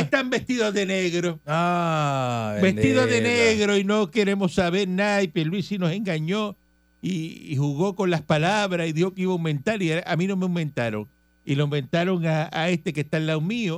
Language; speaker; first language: Spanish; native; Spanish